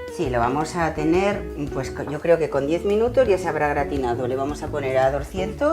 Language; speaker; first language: Spanish; native; Spanish